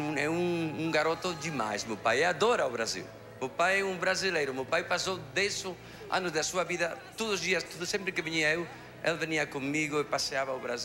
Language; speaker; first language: Portuguese; non-native, fluent; Spanish